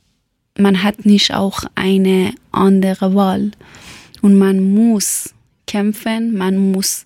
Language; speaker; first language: German; non-native, local second language; Persian